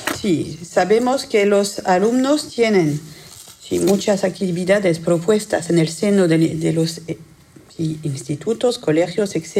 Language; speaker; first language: Spanish; non-native, fluent; French